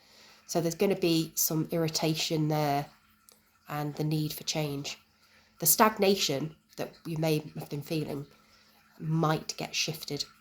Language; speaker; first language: English; native; English